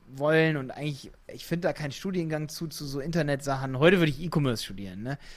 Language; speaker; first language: German; native; German